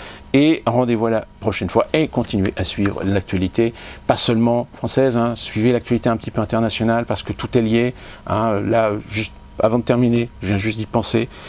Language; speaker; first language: French; native; French